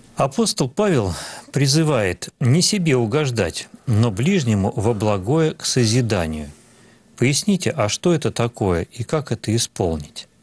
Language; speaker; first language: Russian; native; Russian